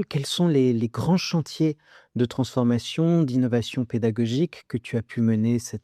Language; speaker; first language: French; native; French